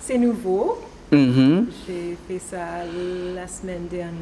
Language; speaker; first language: French; non-native, learner; English